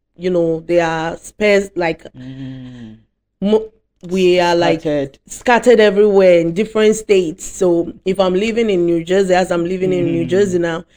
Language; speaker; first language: English; non-native, local second language; Akan